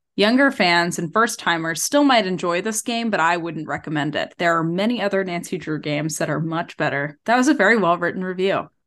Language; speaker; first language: English; native; English